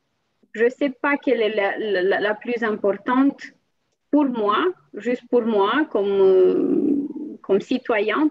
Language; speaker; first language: French; non-native, fluent; Romanian